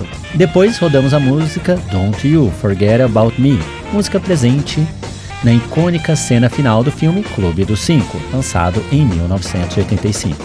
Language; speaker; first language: Portuguese; native; Portuguese